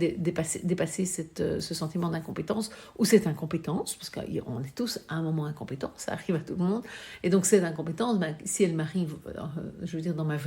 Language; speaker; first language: French; native; French